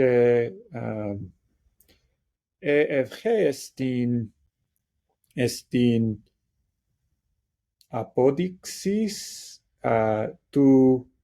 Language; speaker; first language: Greek; non-native, learner; English